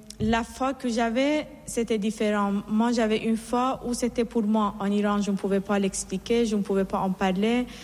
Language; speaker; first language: French; non-native, fluent; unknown